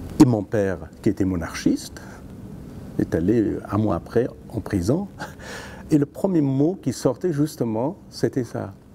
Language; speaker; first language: French; non-native, fluent; Persian